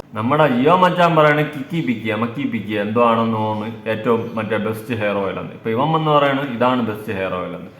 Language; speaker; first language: Malayalam; native; Malayalam